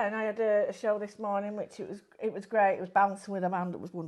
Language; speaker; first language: English; native; English